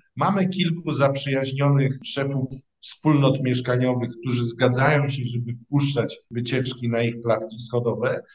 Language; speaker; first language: Polish; native; Polish